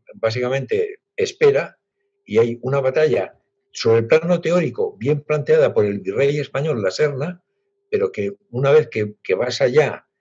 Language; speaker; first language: Spanish; native; Spanish